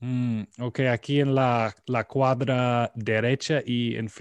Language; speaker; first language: Spanish; non-native, learner; English